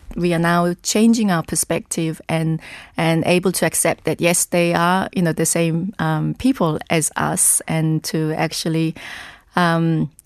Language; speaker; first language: English; non-native, fluent; Korean